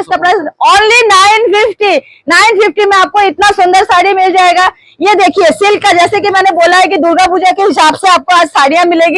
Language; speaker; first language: Hindi; non-native, local second language; Bangla